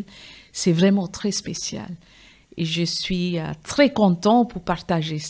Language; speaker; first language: French; non-native, fluent; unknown